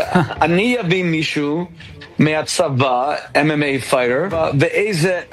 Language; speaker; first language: Hebrew; non-native, fluent; English